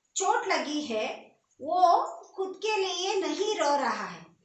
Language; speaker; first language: Hindi; non-native, local second language; Kannada